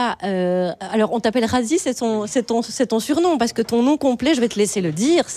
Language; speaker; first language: French; native; French